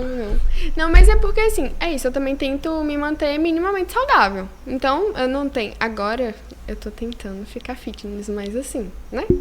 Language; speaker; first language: Portuguese; native; Portuguese